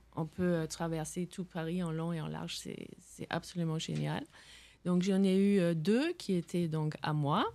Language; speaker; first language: French; non-native, fluent; Danish